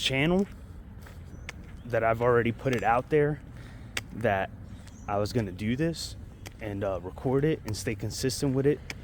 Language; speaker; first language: English; native; English